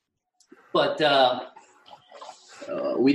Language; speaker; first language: English; non-native, fluent; Spanish